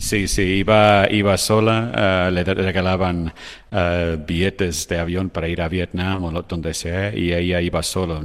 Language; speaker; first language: Spanish; non-native, fluent; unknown